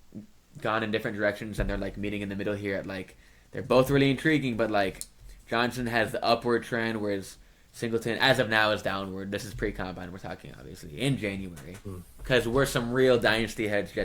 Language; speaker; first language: English; native; English